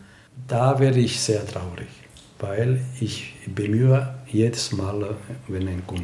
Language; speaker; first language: German; non-native, learner; Italian